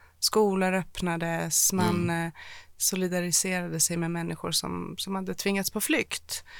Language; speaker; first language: Swedish; early bilingual, other home language; Persian